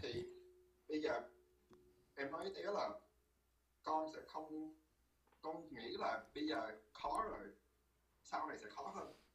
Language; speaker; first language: Vietnamese; early bilingual, heritage; Vietnamese